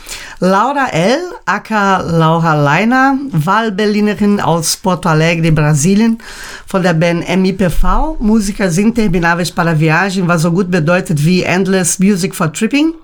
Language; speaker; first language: German; native; German